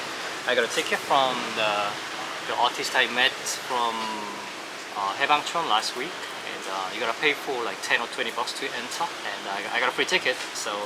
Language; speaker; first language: English; non-native, fluent; Korean